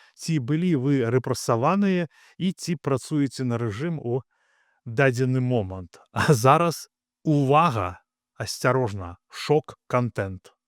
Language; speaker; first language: Belarusian; native; Belarusian